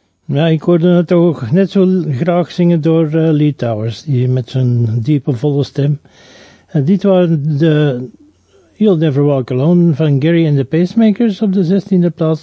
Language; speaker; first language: Dutch; native; Dutch